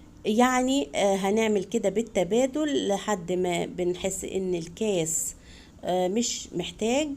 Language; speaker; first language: Arabic; native; Arabic